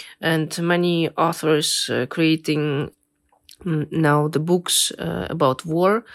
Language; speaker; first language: English; non-native, fluent; Ukrainian